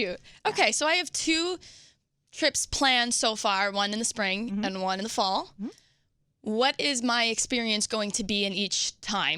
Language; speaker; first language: English; native; English